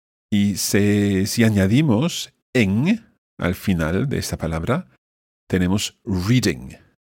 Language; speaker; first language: Spanish; non-native, fluent; English